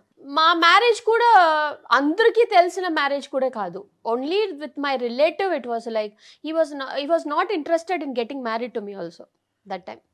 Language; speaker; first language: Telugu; non-native, local second language; Tamil